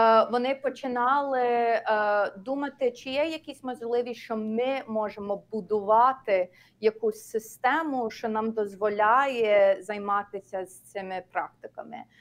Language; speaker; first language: Ukrainian; early bilingual, heritage; Ukrainian